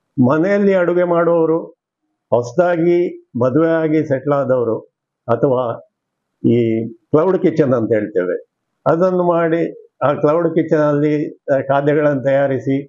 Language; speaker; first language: Kannada; non-native, local second language; Konkani